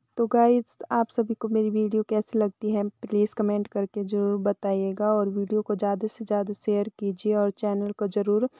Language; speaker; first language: Hindi; native; Hindi